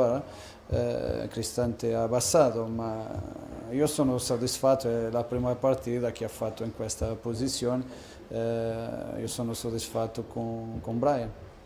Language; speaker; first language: Italian; non-native, fluent; Portuguese